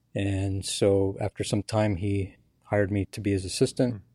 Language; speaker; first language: English; native; English